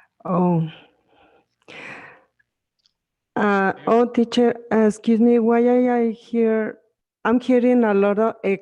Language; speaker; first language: English; non-native, learner; Spanish